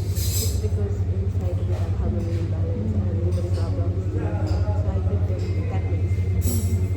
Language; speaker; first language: English; non-native, learner; Tibetan